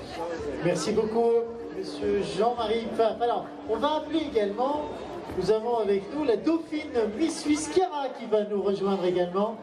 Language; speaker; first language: French; native; French